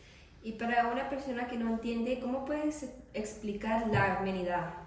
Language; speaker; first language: Spanish; non-native, learner; English